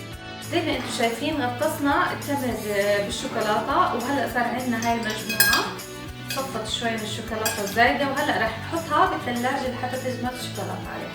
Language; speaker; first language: Arabic; native; Arabic